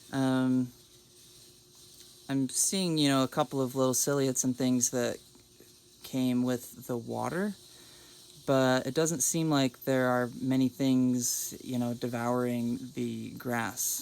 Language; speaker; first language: English; native; English